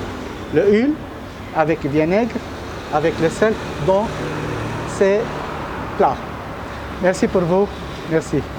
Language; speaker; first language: French; non-native, learner; Arabic